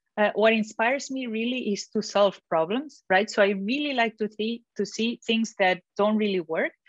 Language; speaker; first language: English; non-native, fluent; Catalan